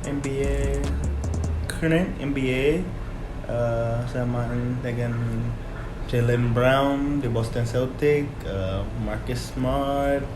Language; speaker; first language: Indonesian; non-native, learner; English